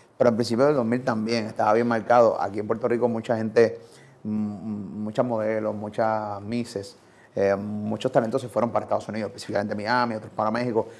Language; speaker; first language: Spanish; native; Spanish